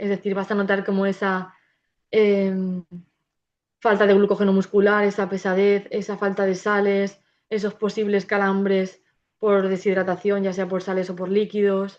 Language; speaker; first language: Spanish; native; Spanish